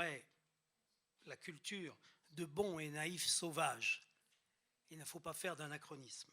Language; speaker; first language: French; native; French